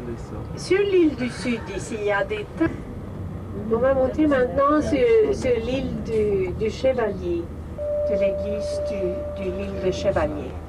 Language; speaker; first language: French; non-native, fluent; Swedish